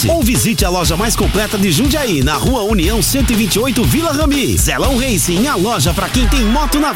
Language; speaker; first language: Portuguese; native; Portuguese